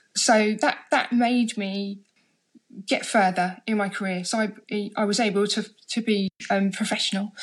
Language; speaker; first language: English; native; English